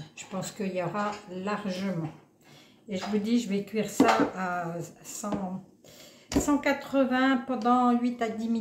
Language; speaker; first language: French; native; French